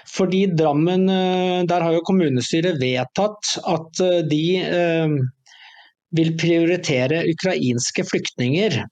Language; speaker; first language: Norwegian; native; Norwegian